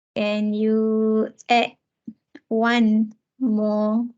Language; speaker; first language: English; non-native, local second language; Malay